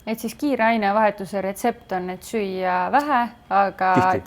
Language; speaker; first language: Estonian; native; Estonian